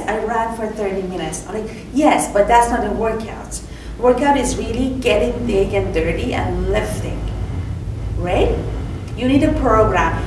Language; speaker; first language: English; non-native, fluent; Persian